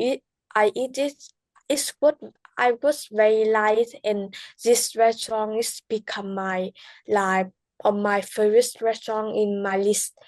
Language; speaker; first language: English; non-native, learner; Vietnamese